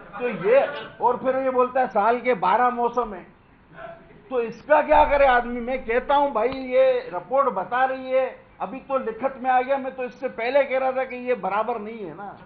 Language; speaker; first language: Urdu; non-native, local second language; Sindhi